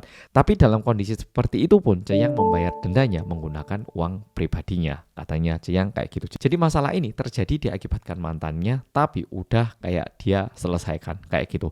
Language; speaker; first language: Indonesian; early bilingual, other home language; Korean